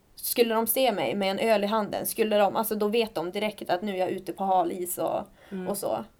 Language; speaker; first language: Swedish; native; Swedish